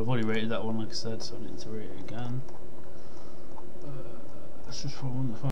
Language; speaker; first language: English; native; English